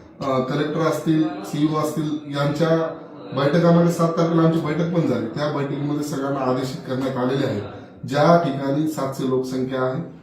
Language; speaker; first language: Marathi; non-native, local second language; Lambadi